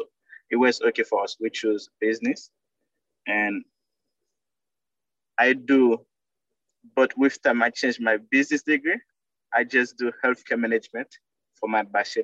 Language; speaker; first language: English; non-native, learner; Haitian Creole